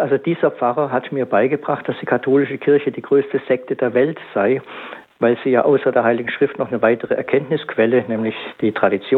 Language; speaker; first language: German; native; German